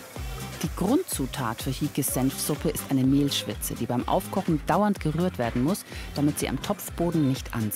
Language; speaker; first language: German; native; German